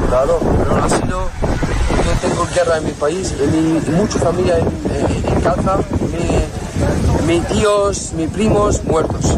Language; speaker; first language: Spanish; non-native, learner; Arabic